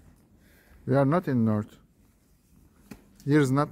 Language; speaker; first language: English; non-native, learner; Turkish